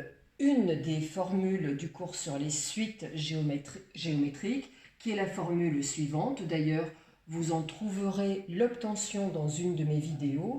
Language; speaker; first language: French; native; French